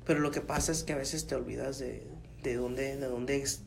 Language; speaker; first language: Spanish; early bilingual, heritage; Spanish